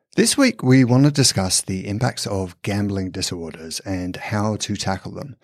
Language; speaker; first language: English; native; English